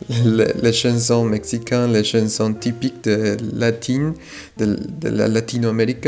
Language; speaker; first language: French; non-native, fluent; Spanish